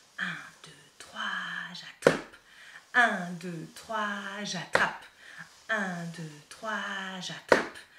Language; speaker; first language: French; native; French